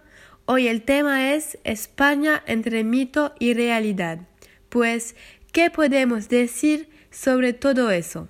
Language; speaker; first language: Spanish; non-native, learner; French